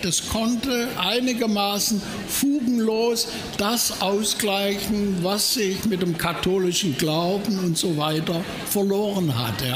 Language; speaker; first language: German; native; German